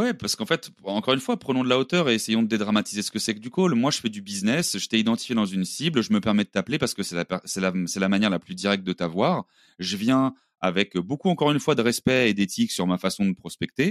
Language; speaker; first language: French; native; French